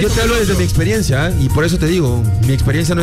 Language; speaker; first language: Spanish; native; Spanish